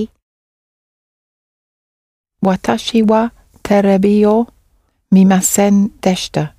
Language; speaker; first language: Japanese; non-native, learner; English